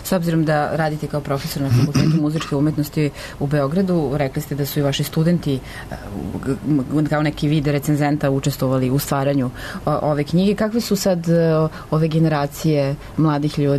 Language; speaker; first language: Serbian; native; Serbian